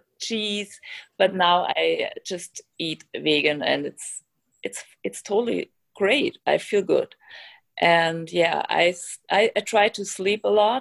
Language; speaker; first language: English; non-native, fluent; German